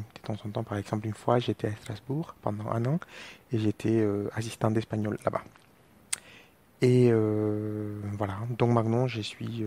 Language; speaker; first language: French; non-native, fluent; Spanish